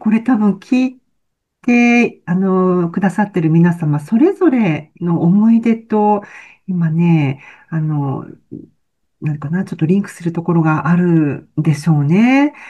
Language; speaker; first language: Japanese; native; Japanese